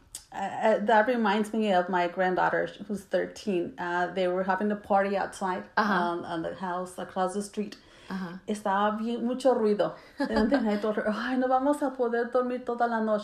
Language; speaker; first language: English; early bilingual, other home language; Spanish